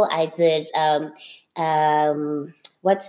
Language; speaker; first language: English; non-native, local second language; Zulu